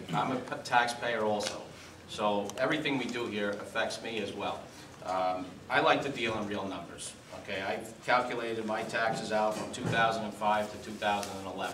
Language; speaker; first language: English; native; English